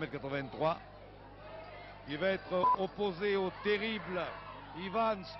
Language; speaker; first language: French; native; French